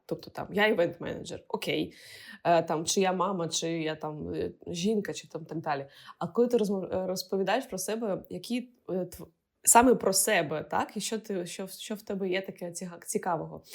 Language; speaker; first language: Ukrainian; non-native, local second language; Russian